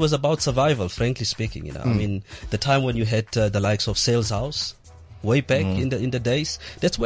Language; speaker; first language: English; non-native, local second language; Southern Sotho